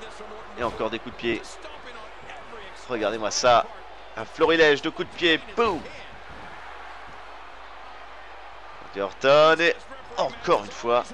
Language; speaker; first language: French; native; French